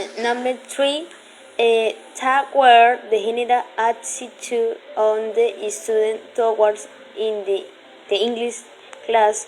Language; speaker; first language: English; non-native, learner; Spanish